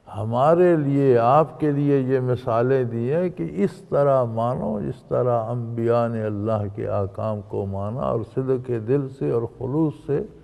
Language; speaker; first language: Urdu; non-native, local second language; Punjabi